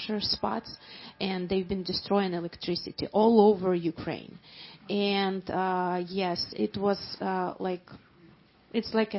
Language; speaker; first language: English; non-native, fluent; Ukrainian